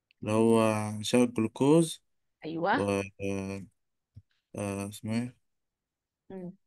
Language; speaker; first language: Arabic; native; Arabic